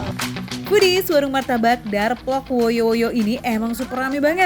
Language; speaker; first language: Indonesian; native; Indonesian